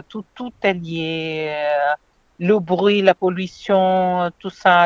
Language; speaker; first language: French; non-native, fluent; Portuguese